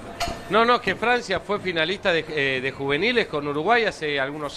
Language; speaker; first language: Spanish; native; Spanish